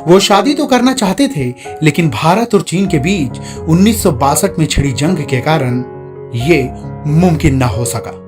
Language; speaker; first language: Hindi; native; Hindi